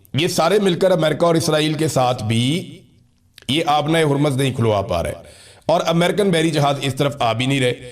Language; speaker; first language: Urdu; non-native, local second language; Punjabi